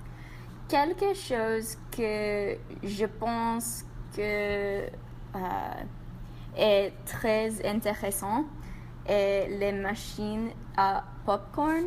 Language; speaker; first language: French; non-native, learner; English